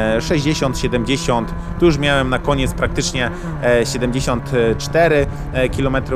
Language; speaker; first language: Polish; native; Polish